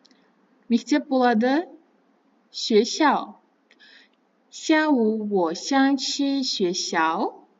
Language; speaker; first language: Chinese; non-native, fluent; Kazakh